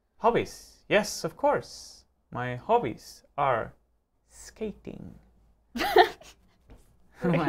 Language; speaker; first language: English; non-native, fluent; German